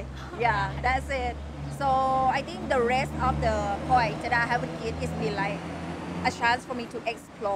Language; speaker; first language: English; non-native, fluent; Thai